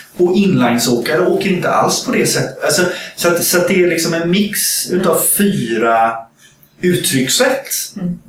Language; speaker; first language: Swedish; native; Swedish